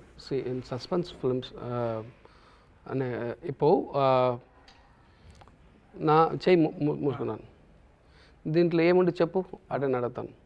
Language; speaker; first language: Telugu; non-native, learner; Tamil